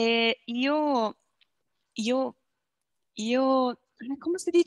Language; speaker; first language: Italian; non-native, learner; Portuguese